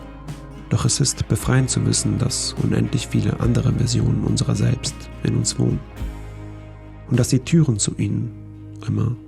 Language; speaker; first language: German; native; German